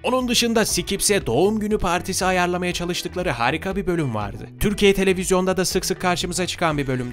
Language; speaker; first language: Turkish; native; Turkish